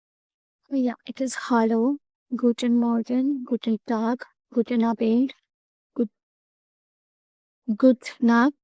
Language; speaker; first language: German; non-native, learner; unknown